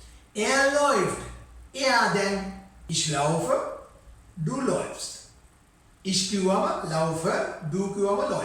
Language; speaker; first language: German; non-native, fluent; Sinhala